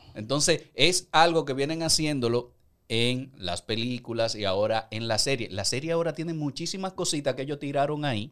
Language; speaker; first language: Spanish; native; Spanish